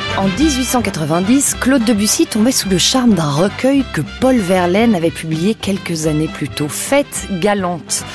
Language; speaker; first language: French; native; French